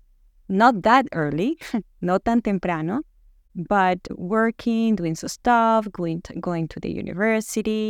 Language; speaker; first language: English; non-native, fluent; Spanish